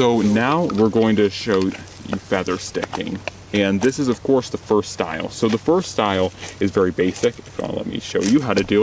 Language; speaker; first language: English; native; English